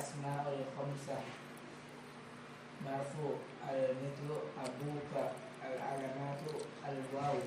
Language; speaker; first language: Arabic; non-native, learner; Indonesian